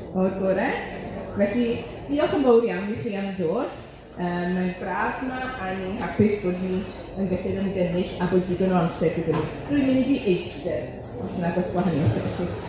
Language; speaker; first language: Welsh; native; Welsh